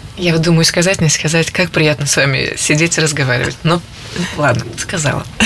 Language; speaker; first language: Russian; native; Russian